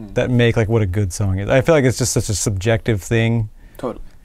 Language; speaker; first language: English; native; English